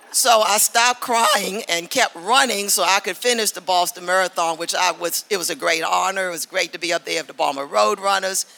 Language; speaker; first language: English; native; English